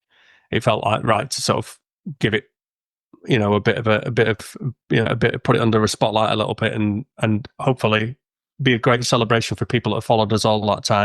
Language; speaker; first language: English; native; English